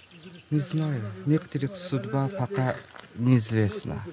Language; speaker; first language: Russian; non-native, local second language; Azerbaijani